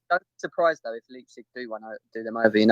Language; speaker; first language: English; native; English